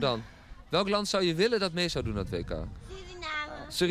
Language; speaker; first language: Dutch; native; Dutch